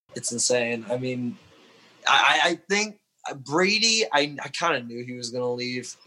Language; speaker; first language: English; native; English